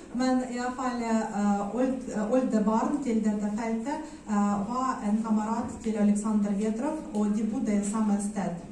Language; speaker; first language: Swedish; non-native, fluent; Ukrainian